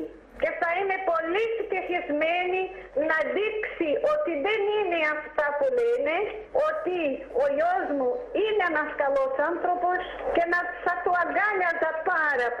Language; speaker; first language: Greek; non-native, fluent; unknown